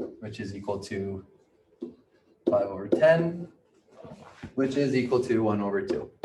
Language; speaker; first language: English; native; English